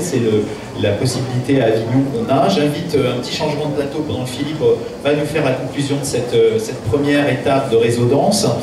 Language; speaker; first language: French; native; French